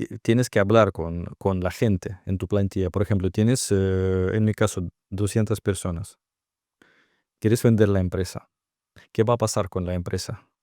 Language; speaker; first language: Spanish; non-native, fluent; Russian